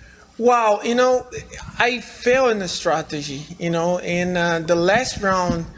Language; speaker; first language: English; non-native, learner; Portuguese